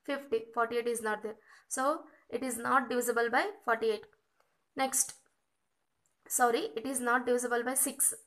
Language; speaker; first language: English; non-native, local second language; Kannada